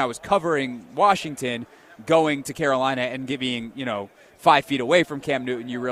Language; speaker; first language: English; native; English